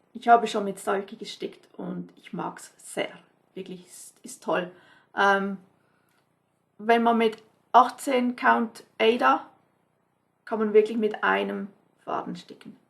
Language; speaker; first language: German; non-native, fluent; English